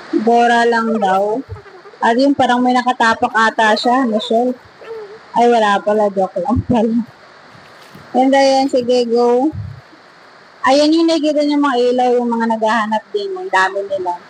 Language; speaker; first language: Filipino; non-native, local second language; Bikol